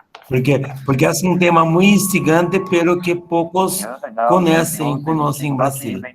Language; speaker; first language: Spanish; non-native, fluent; Portuguese